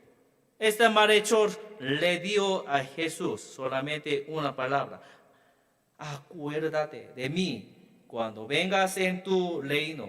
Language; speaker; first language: Spanish; non-native, learner; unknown